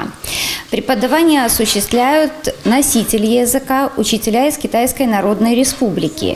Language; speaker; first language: Russian; native; Russian